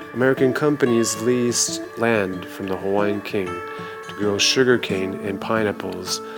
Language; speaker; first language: English; non-native, fluent; Japanese